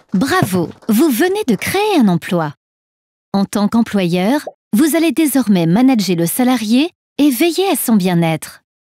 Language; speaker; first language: French; native; French